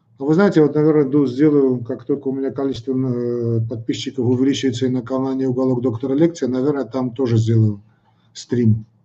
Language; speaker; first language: Russian; non-native, local second language; Armenian